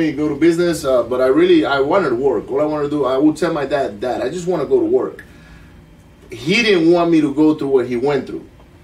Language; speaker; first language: English; non-native, fluent; Spanish